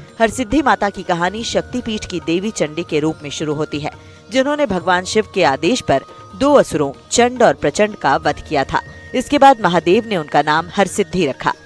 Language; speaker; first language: Hindi; native; Hindi